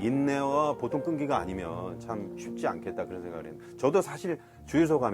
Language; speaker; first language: Korean; native; Korean